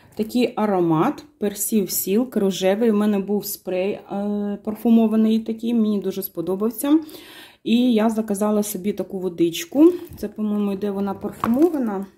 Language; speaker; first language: Ukrainian; non-native, local second language; Russian